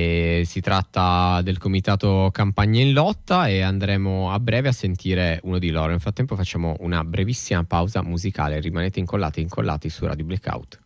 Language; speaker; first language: Italian; native; Italian